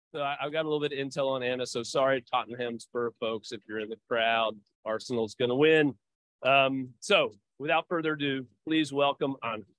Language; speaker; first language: English; early bilingual, other home language; Portuguese